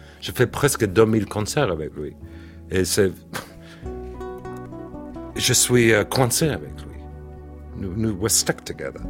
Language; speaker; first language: French; non-native, learner; English